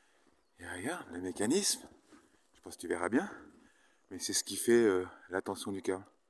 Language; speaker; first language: French; native; French